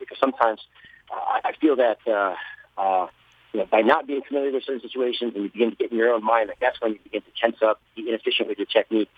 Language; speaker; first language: English; native; English